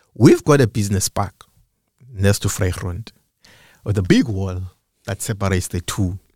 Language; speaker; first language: English; non-native, local second language; Xhosa